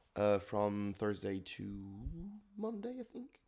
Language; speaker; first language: English; non-native, fluent; French